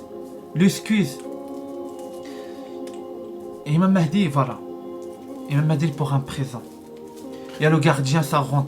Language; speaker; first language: French; non-native, learner; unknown